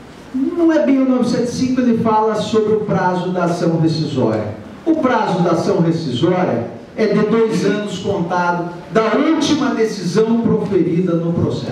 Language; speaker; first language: Portuguese; native; Portuguese